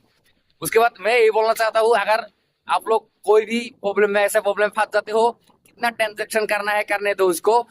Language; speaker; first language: Hindi; non-native, local second language; Bangla